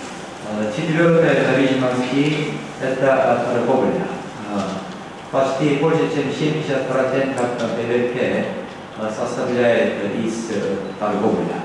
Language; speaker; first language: Russian; non-native, learner; Korean